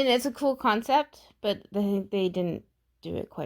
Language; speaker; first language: English; native; English